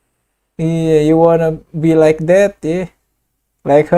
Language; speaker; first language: English; non-native, learner; Indonesian